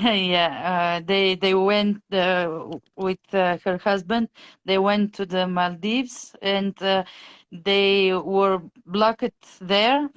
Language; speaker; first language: English; non-native, fluent; Bulgarian